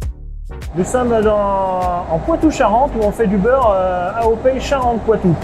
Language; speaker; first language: French; native; French